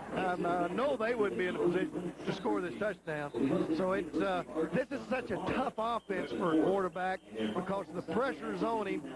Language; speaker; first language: English; native; English